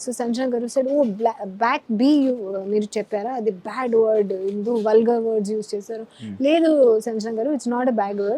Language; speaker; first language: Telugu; non-native, learner; Hindi